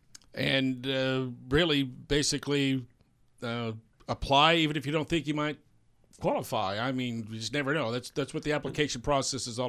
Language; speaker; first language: English; native; English